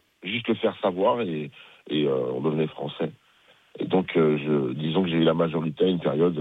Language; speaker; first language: French; early bilingual, other home language; Bambara